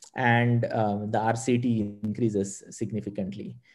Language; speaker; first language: English; non-native, local second language; Marathi